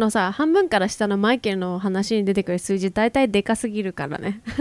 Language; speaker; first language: Japanese; native; Japanese